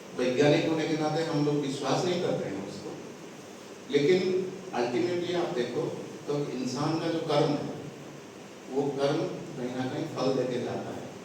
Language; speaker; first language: Hindi; non-native, local second language; Odia